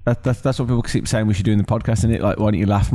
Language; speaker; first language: English; native; English